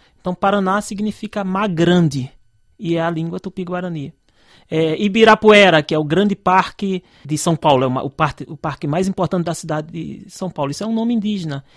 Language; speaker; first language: Portuguese; native; Portuguese